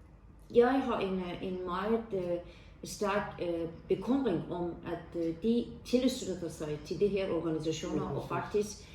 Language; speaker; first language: Danish; non-native, fluent; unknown